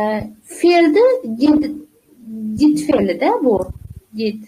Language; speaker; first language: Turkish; non-native, fluent; Uzbek